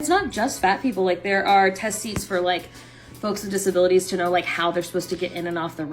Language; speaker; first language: English; native; English